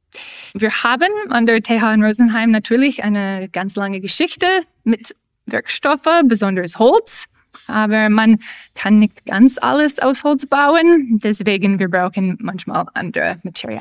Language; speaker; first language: German; non-native, fluent; English